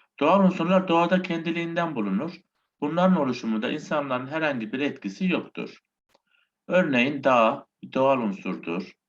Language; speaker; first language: Turkish; native; Turkish